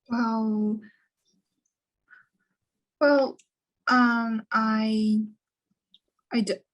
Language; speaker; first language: English; non-native, learner; Chinese